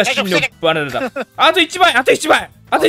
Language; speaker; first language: Japanese; native; Japanese